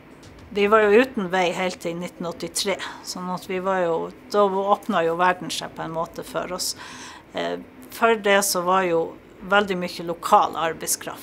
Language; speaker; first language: Norwegian; native; Norwegian